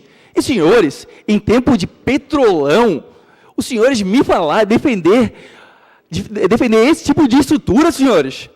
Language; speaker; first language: Portuguese; native; Portuguese